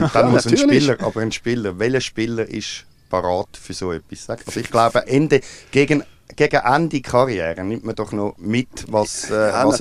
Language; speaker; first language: German; native; German